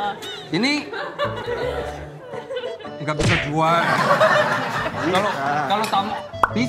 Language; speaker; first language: Indonesian; non-native, fluent; Korean